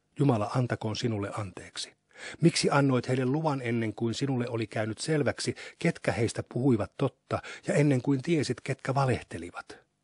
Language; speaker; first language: Finnish; native; Finnish